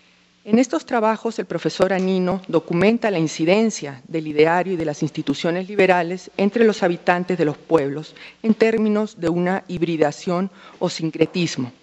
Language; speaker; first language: Spanish; native; Spanish